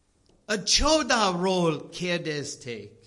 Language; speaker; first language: Hungarian; non-native, learner; English